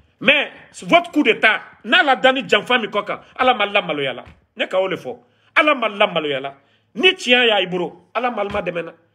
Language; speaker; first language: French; non-native, local second language; Mandingo